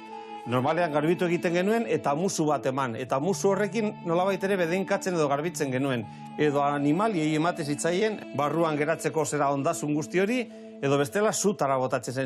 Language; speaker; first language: Basque; native; Basque